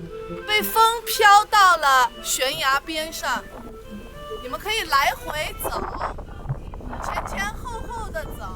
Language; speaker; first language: Chinese; native; Chinese